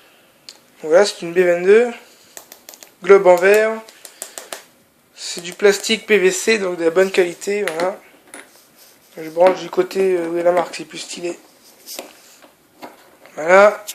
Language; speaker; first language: French; native; French